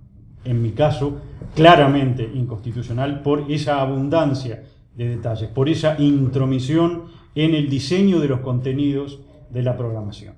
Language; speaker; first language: Spanish; native; Spanish